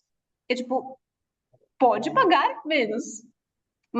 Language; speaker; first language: Portuguese; non-native, fluent; Russian